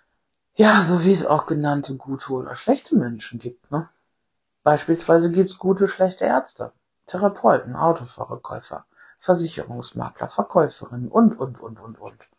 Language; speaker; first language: German; native; German